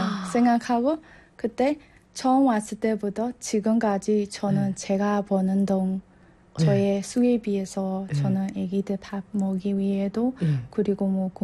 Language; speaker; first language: Korean; non-native, learner; Burmese